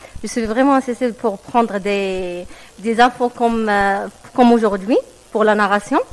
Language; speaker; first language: French; non-native, learner; Arabic